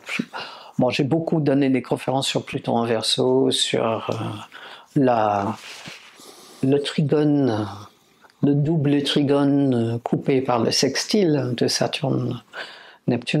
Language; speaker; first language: French; non-native, fluent; English